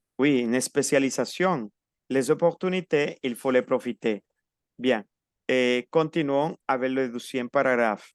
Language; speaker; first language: French; non-native, fluent; Spanish